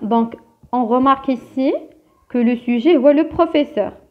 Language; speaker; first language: French; non-native, local second language; Arabic